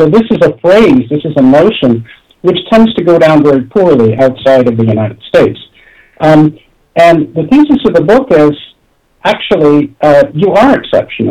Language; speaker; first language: English; native; English